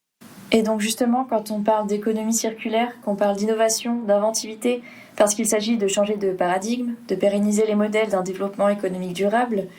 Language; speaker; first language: French; native; French